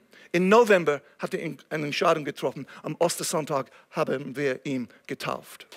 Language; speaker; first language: German; non-native, fluent; English